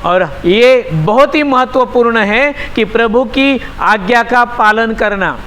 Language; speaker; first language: Hindi; non-native, local second language; Marathi